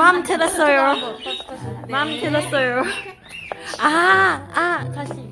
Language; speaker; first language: Korean; non-native, learner; Japanese